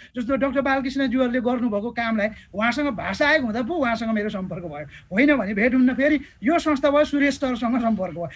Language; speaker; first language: Nepali; non-native, local second language; Eastern Tamang